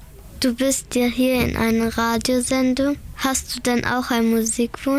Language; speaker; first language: German; early bilingual, other home language; Persian